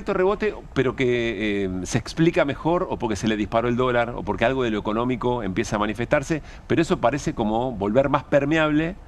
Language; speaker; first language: Spanish; native; Spanish